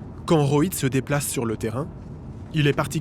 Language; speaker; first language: French; native; French